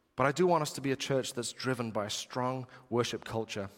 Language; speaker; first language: English; native; English